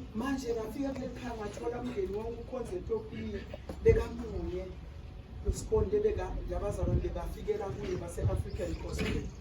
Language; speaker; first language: Zulu; non-native, local second language; Swati